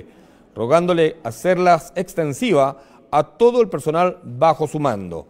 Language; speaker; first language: Spanish; native; Spanish